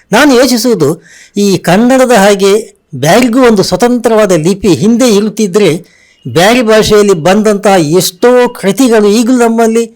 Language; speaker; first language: Kannada; non-native, local second language; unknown